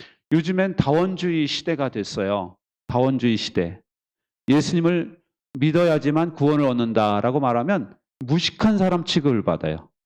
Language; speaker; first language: Korean; native; Korean